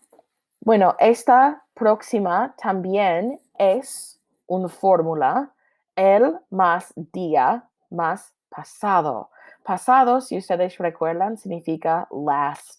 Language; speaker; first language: Spanish; non-native, fluent; English